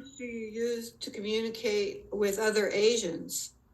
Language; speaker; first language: English; non-native, learner; Spanish